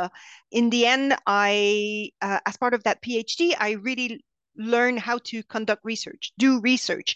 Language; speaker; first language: English; non-native, fluent; French